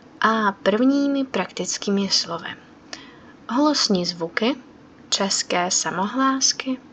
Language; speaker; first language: Czech; non-native, fluent; Ukrainian